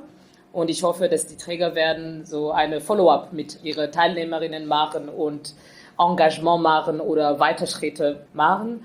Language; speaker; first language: German; non-native, fluent; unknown